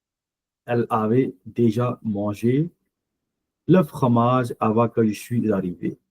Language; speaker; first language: French; non-native, fluent; Punjabi